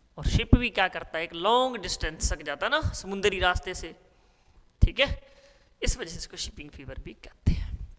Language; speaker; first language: Hindi; non-native, local second language; Punjabi